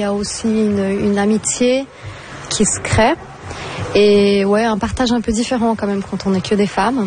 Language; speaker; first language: French; non-native, fluent; Portuguese